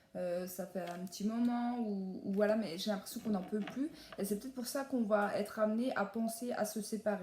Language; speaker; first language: French; native; French